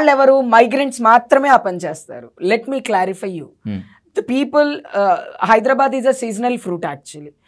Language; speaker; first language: Telugu; native; Telugu